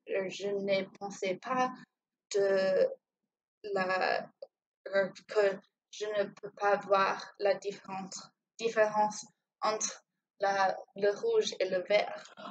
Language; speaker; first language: French; non-native, learner; English